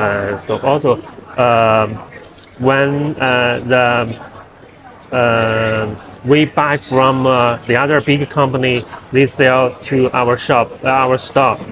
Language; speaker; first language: English; non-native, learner; Chinese